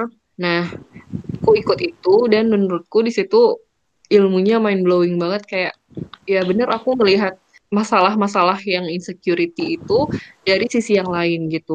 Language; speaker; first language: Indonesian; native; Indonesian